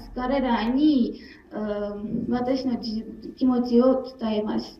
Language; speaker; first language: Japanese; non-native, learner; Armenian